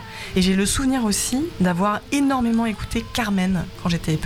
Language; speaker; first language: French; native; French